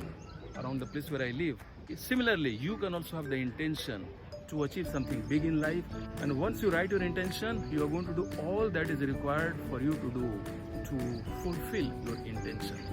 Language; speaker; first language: English; non-native, local second language; Hindi